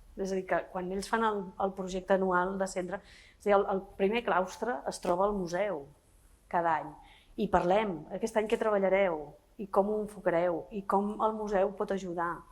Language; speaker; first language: Catalan; native; Catalan